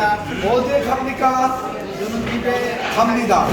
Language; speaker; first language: Korean; non-native, fluent; Bangla